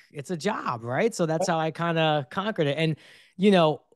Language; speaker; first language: English; native; English